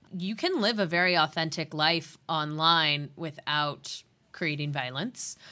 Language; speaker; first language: English; native; English